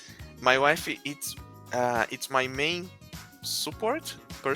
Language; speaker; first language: English; non-native, learner; Portuguese